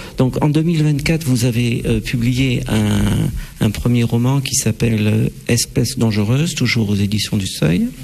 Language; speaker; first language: French; native; French